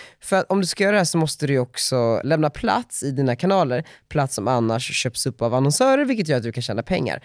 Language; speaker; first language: Swedish; native; Swedish